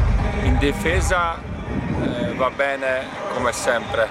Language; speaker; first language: Italian; non-native, learner; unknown